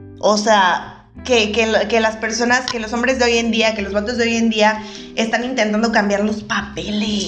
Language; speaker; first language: Spanish; native; Spanish